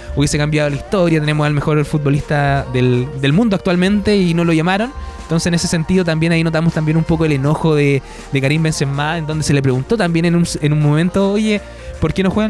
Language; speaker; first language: Spanish; native; Spanish